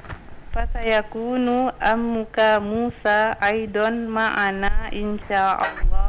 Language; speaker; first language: Arabic; non-native, learner; Indonesian